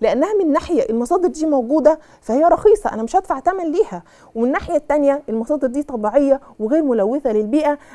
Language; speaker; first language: Arabic; native; Arabic